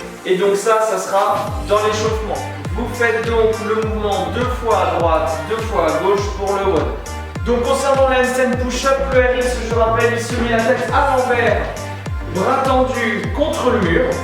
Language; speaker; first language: French; native; French